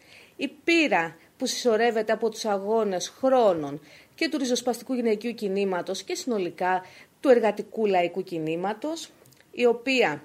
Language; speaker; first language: Greek; native; Greek